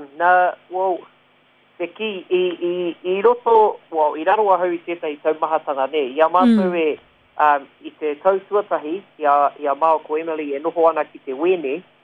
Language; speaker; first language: Māori; non-native, local second language; English